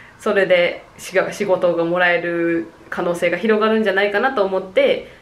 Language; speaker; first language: Japanese; native; Japanese